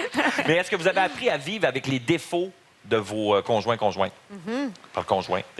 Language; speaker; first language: French; native; French